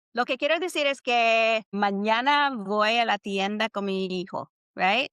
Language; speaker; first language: Spanish; early bilingual, other home language; English